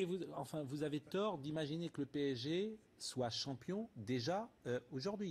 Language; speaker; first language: French; native; French